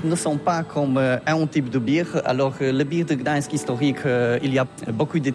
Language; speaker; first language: French; non-native, learner; Polish